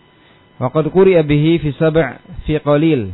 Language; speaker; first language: Arabic; non-native, fluent; Indonesian